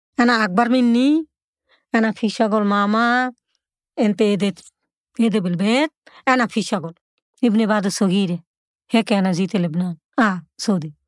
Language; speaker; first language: Arabic; non-native, learner; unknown